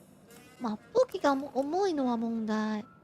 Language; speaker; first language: Japanese; non-native, fluent; Chinese